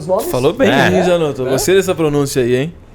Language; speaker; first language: Portuguese; native; Portuguese